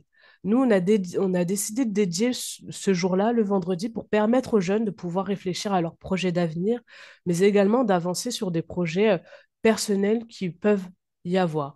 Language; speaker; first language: French; native; French